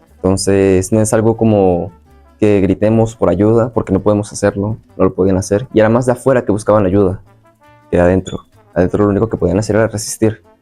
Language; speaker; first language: Spanish; native; Spanish